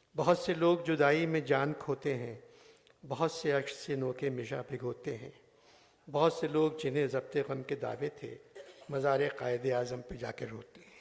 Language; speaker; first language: Urdu; native; Urdu